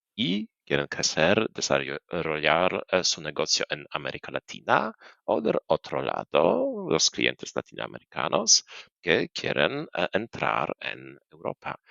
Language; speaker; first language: Spanish; non-native, fluent; Polish